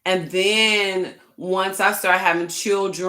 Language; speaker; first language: English; native; English